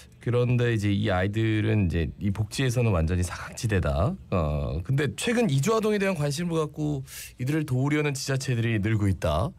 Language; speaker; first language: Korean; native; Korean